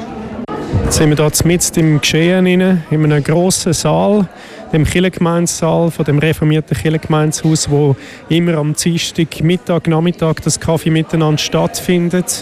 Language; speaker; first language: German; native; German